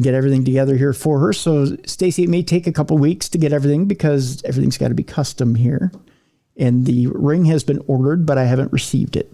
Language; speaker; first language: English; native; English